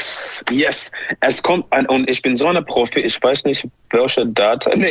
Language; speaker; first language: German; non-native, learner; English